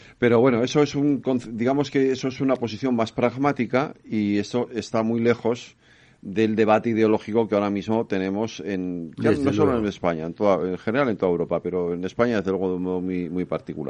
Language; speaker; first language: Spanish; native; Spanish